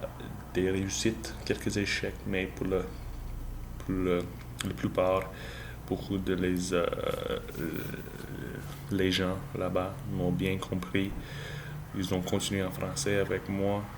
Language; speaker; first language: French; non-native, learner; English